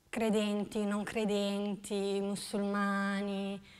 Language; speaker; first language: Italian; non-native, fluent; Albanian